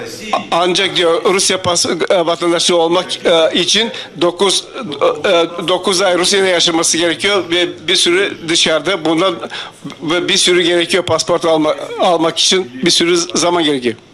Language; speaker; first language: Turkish; non-native, fluent; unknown